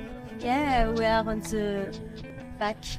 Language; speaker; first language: English; non-native, learner; French